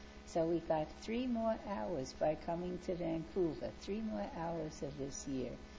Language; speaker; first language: English; native; English